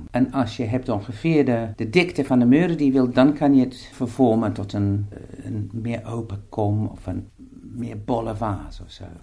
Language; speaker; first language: Dutch; non-native, fluent; English